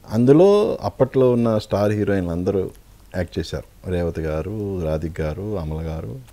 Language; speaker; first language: Telugu; native; Telugu